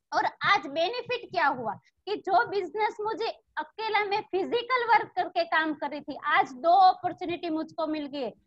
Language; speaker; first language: Hindi; non-native, local second language; Gujarati